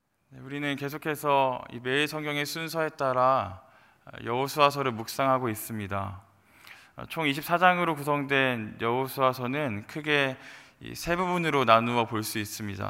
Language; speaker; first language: Korean; native; Korean